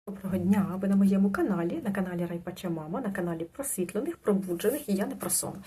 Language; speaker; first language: Ukrainian; non-native, local second language; Russian